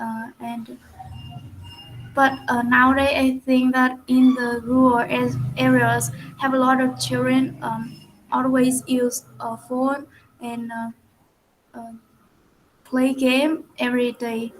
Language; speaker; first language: English; non-native, learner; Vietnamese